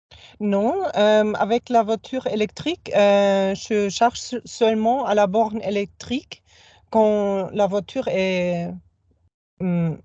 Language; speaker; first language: French; non-native, fluent; German